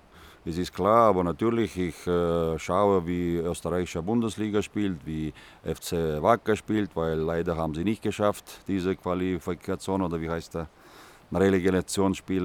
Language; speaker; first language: German; non-native, fluent; Russian